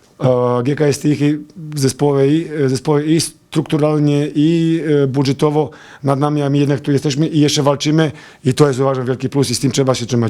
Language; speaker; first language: Polish; non-native, fluent; Serbian